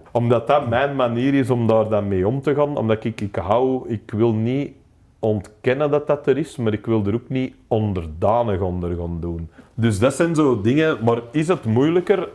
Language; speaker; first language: Dutch; non-native, local second language; English